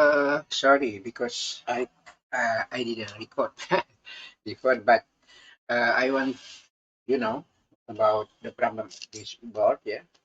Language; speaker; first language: English; non-native, learner; Indonesian